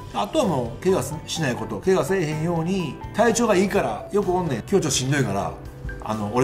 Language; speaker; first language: Japanese; native; Japanese